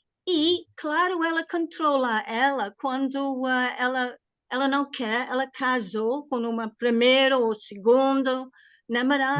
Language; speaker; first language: Portuguese; non-native, learner; English